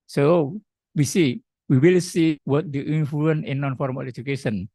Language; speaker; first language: English; non-native, learner; Indonesian